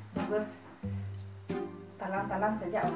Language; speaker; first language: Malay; non-native, local second language; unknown